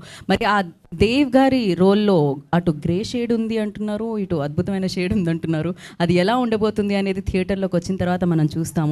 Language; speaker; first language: Telugu; native; Telugu